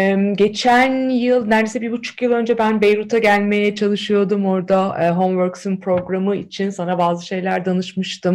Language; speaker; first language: Turkish; native; Turkish